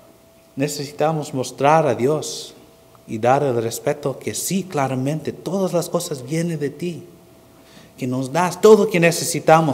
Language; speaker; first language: Spanish; non-native, fluent; English